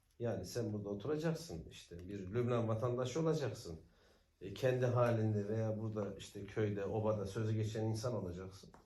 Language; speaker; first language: Turkish; native; Turkish